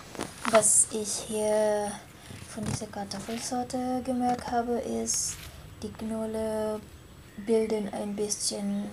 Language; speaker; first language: German; non-native, fluent; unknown